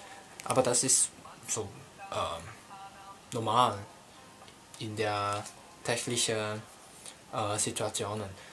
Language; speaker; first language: German; non-native, learner; Cantonese